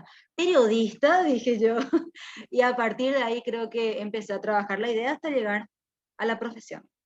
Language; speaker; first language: Spanish; native; Spanish